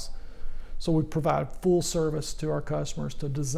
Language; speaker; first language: English; native; English